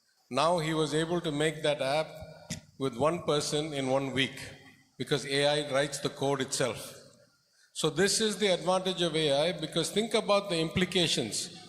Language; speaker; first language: English; non-native, local second language; Tamil